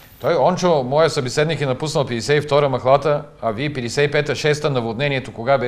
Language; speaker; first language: Bulgarian; native; Bulgarian